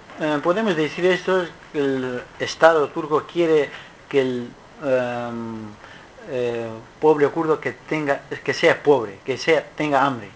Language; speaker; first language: Spanish; non-native, learner; Kurdish